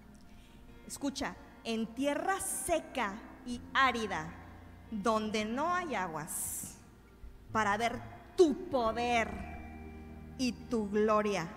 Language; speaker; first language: Spanish; native; Spanish